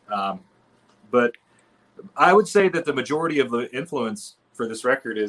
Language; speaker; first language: English; native; English